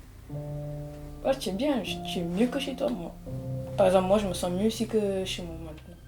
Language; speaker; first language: French; early bilingual, other home language; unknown